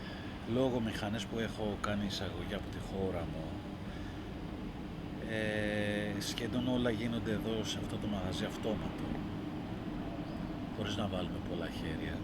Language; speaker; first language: Greek; non-native, learner; Persian